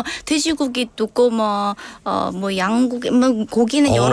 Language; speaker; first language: Korean; non-native, learner; Vietnamese